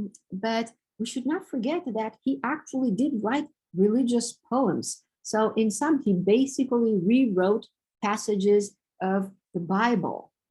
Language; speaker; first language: English; non-native, fluent; Romanian